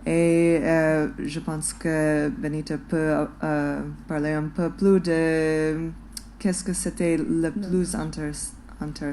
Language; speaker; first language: French; non-native, fluent; English